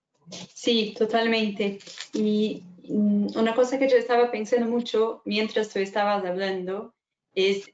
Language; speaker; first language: Spanish; non-native, fluent; Portuguese